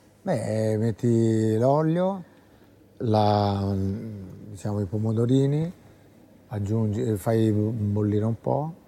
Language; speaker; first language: Italian; native; Italian